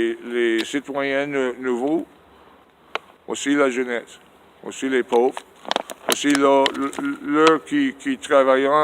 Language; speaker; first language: French; non-native, learner; English